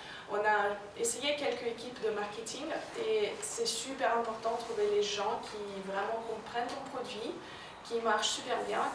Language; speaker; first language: French; non-native, fluent; Russian